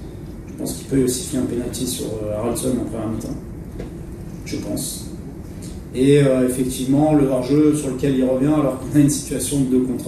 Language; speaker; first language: French; native; French